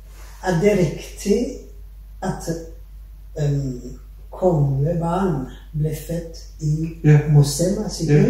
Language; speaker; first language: Danish; non-native, learner; Rundi